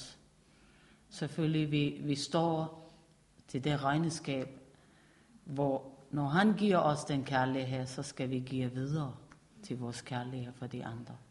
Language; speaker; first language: Danish; non-native, learner; Persian